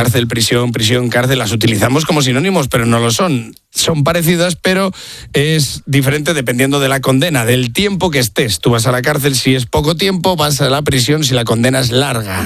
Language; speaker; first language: Spanish; native; Spanish